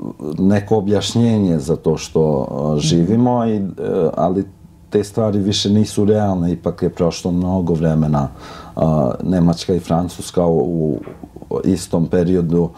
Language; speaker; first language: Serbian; non-native, local second language; Albanian